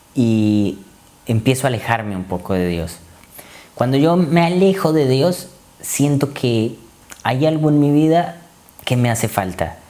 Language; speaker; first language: Spanish; native; Spanish